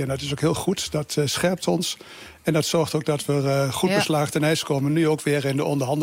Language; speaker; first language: Dutch; native; Dutch